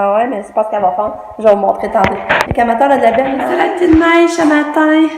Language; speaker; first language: French; native; French